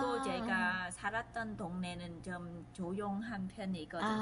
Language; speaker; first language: Korean; non-native, fluent; Vietnamese